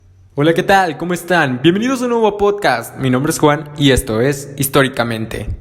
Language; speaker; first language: Spanish; native; Spanish